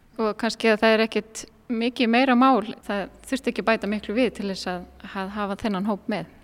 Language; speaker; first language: Icelandic; native; Icelandic